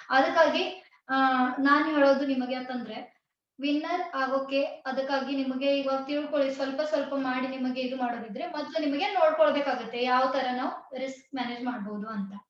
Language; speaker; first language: Kannada; non-native, local second language; Tulu